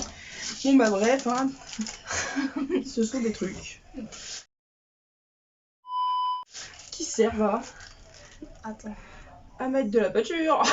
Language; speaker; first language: French; native; French